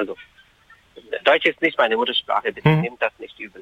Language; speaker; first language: German; non-native, fluent; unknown